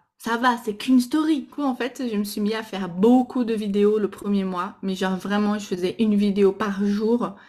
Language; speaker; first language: French; non-native, fluent; Portuguese